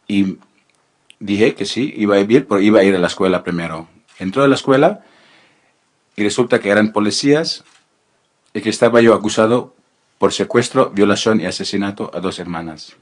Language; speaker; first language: Spanish; non-native, learner; Filipino